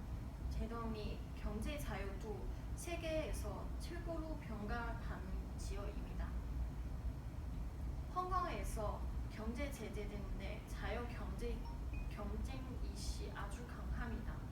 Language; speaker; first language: Korean; non-native, learner; Chinese